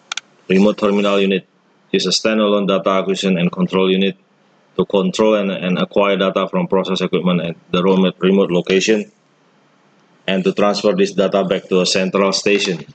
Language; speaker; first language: English; non-native, fluent; Indonesian